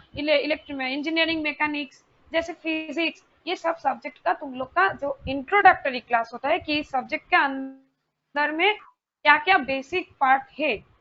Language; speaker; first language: Hindi; non-native, local second language; Bangla